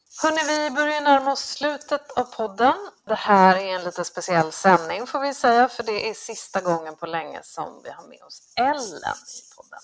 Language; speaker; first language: Swedish; native; Swedish